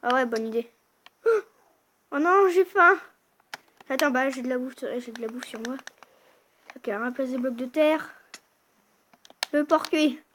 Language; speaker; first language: French; native; French